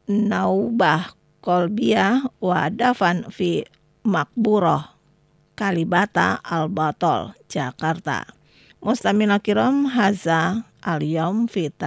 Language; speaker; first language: Arabic; non-native, fluent; Indonesian